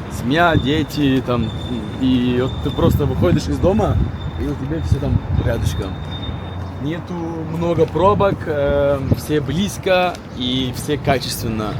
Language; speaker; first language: Russian; non-native, fluent; Turkish